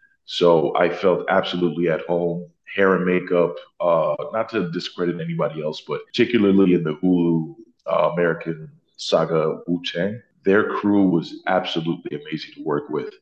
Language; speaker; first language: English; early bilingual, other home language; Spanish